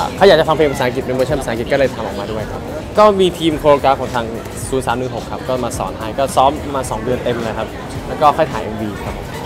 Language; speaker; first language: Thai; native; Thai